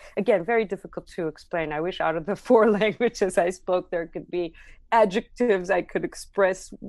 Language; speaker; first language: English; non-native, fluent; Armenian